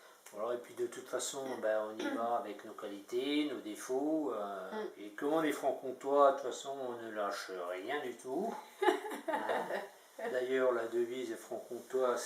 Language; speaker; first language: French; native; French